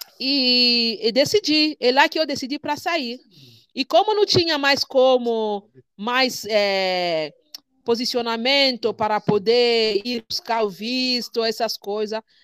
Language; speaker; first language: Portuguese; non-native, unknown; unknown